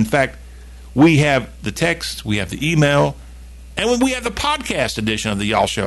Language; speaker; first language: English; native; English